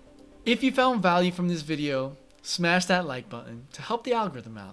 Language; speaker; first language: English; native; English